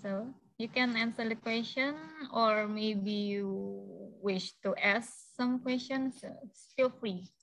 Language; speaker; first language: English; non-native, fluent; Indonesian